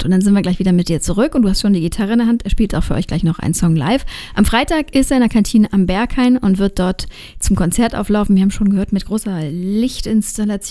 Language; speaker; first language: German; native; German